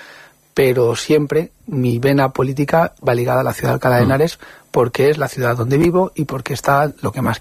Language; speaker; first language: Spanish; native; Spanish